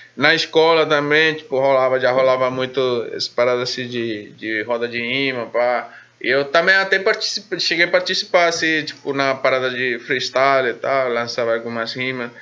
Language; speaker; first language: Portuguese; non-native, fluent; Spanish